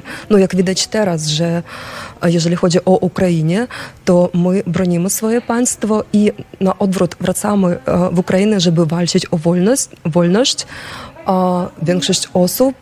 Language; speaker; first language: Polish; non-native, fluent; Ukrainian